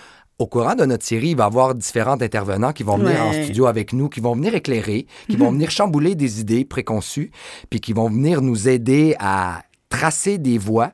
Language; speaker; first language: French; native; French